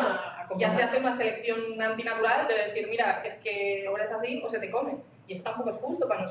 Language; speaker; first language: Spanish; native; Spanish